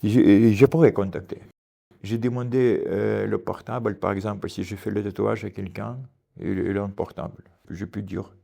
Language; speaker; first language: French; non-native, learner; Ukrainian